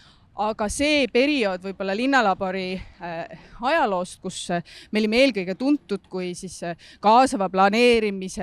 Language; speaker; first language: Estonian; native; Estonian